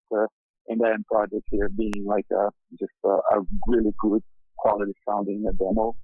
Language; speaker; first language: English; non-native, fluent; Portuguese